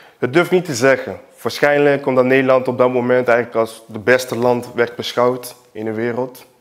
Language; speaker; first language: Dutch; early bilingual, other home language; Portuguese